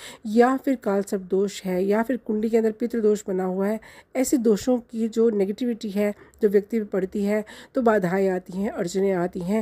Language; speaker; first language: Hindi; native; Hindi